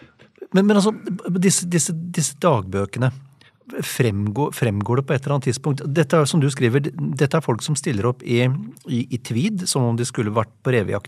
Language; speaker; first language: Norwegian; native; Norwegian